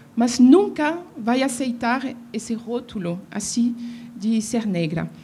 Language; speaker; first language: Portuguese; non-native, fluent; French